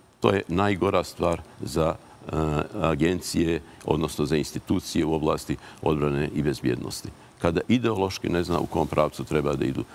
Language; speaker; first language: Croatian; native; Croatian